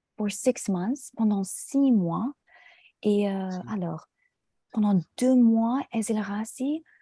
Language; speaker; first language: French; non-native, fluent; English